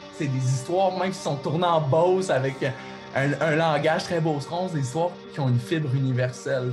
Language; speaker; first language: French; native; French